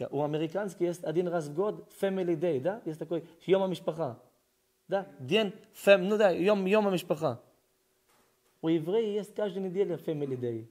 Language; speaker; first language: Russian; early bilingual, heritage; Russian